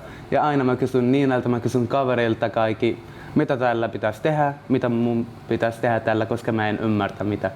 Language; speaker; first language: Finnish; non-native, learner; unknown